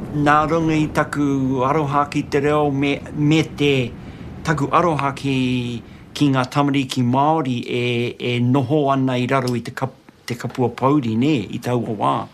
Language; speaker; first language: Māori; non-native, local second language; English